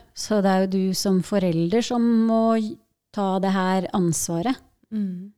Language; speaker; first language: Norwegian; native; Norwegian